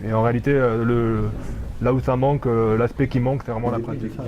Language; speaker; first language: French; native; French